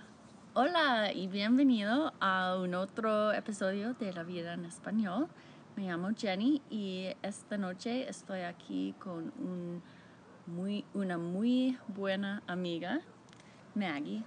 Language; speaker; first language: Spanish; non-native, learner; English